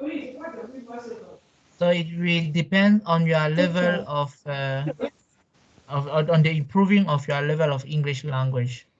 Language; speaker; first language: English; non-native, local second language; French